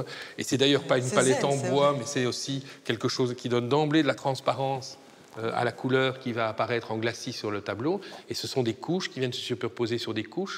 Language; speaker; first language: French; native; French